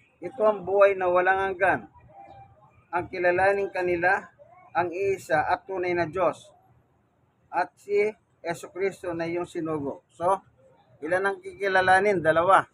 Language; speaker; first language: Filipino; native; Filipino